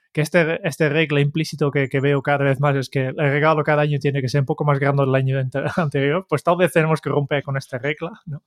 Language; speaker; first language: Spanish; non-native, fluent; Dutch